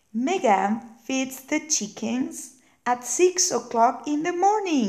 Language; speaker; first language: English; non-native, fluent; Spanish